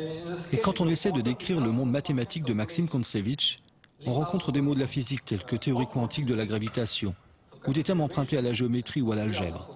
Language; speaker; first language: French; native; French